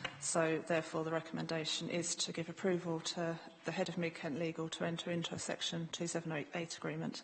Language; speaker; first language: English; native; English